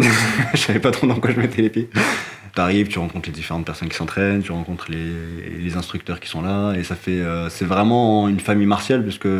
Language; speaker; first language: French; non-native, local second language; Arabic